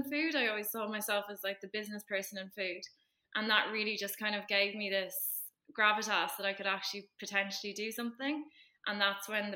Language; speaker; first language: English; native; English